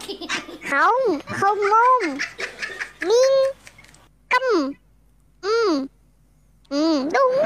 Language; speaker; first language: Vietnamese; non-native, learner; Indonesian